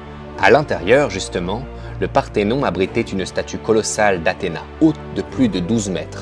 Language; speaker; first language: French; native; French